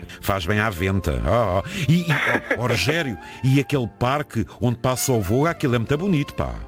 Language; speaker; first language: Portuguese; native; Portuguese